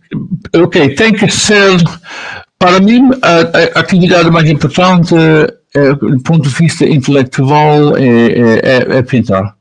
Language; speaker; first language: Portuguese; non-native, learner; Dutch